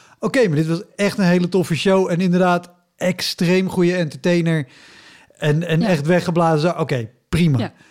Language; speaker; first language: Dutch; native; Dutch